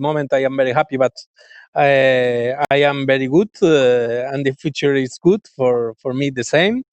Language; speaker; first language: English; non-native, learner; Galician